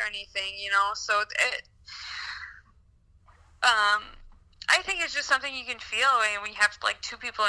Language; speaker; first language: English; non-native, fluent; French